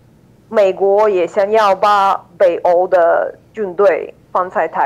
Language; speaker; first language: Chinese; non-native, fluent; Ukrainian